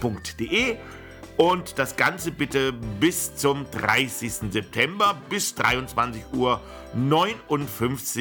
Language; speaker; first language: German; native; German